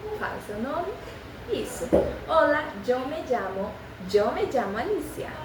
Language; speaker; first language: Portuguese; early bilingual, other home language; Spanish